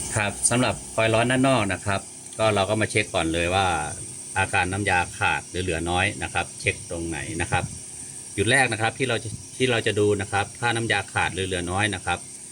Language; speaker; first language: Thai; native; Thai